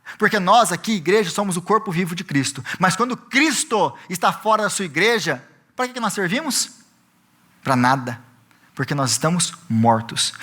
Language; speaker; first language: Portuguese; native; Portuguese